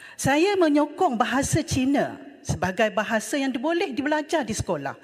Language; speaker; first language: Malay; native; Malay